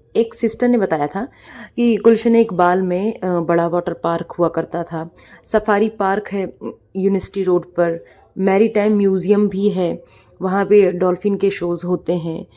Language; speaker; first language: Hindi; native; Hindi